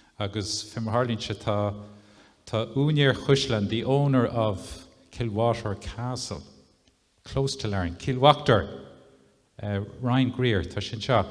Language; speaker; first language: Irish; non-native, local second language; English